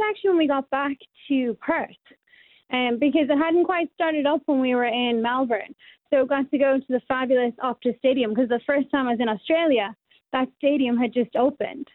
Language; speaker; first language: English; native; English